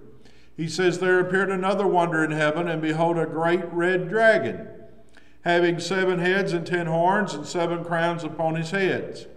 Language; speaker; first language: English; native; English